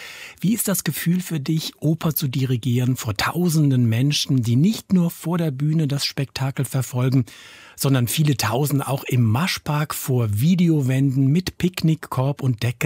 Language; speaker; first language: German; native; German